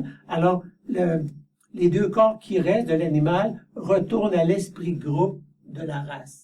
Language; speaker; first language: French; native; French